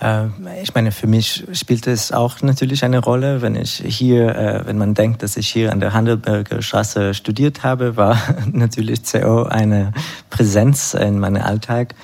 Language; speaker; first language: German; non-native, fluent; Hebrew